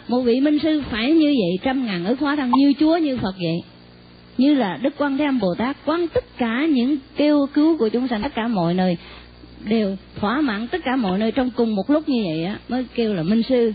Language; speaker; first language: Vietnamese; native; Vietnamese